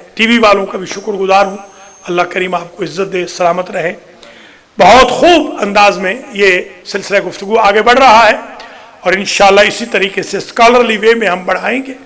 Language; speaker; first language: Urdu; non-native, local second language; Punjabi